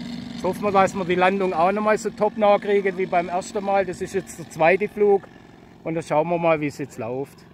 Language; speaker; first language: German; native; German